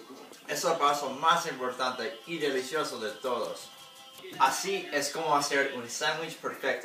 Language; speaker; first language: Spanish; non-native, learner; English